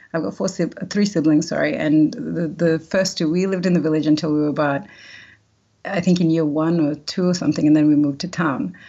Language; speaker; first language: English; early bilingual, other home language; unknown